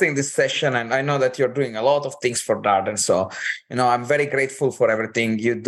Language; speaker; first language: English; non-native, fluent; Italian